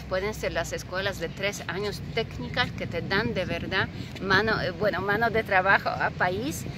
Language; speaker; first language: Spanish; non-native, fluent; Polish